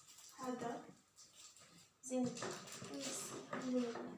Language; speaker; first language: Arabic; non-native, learner; Bangla